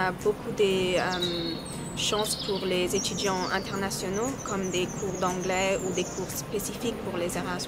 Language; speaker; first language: French; non-native, fluent; English